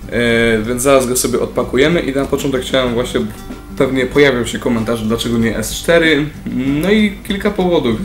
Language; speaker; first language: Polish; native; Polish